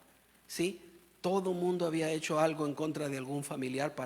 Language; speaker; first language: Spanish; native; Spanish